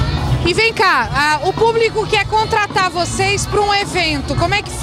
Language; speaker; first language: Portuguese; native; Portuguese